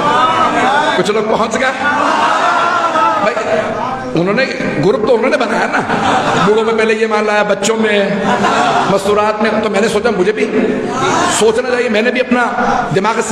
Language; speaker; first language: Urdu; native; Urdu